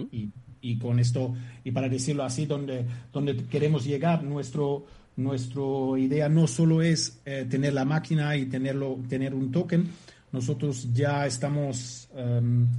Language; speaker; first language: Spanish; non-native, fluent; German